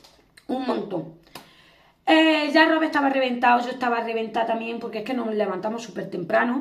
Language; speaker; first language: Spanish; native; Spanish